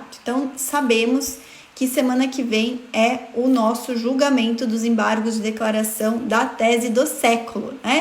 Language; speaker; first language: Portuguese; native; Portuguese